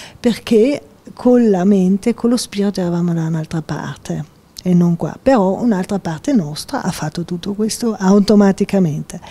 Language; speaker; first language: Italian; non-native, local second language; German